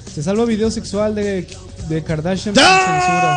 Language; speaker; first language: Spanish; native; Spanish